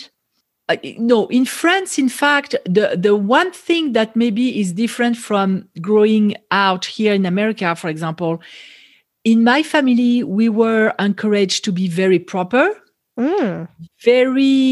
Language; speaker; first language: English; non-native, fluent; French